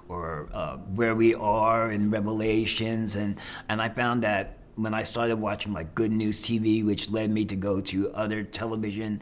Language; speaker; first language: English; native; English